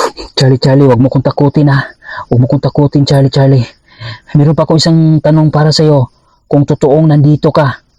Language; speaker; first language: Filipino; non-native, local second language; Cebuano